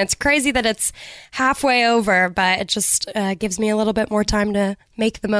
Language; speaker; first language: English; native; English